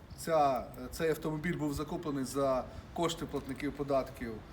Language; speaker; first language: Ukrainian; native; Ukrainian